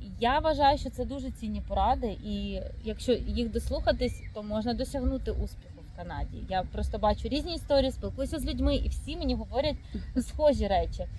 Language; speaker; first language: Ukrainian; native; Ukrainian